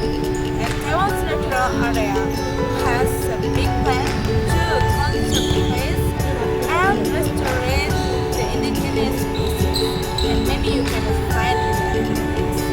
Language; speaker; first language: English; non-native, learner; Indonesian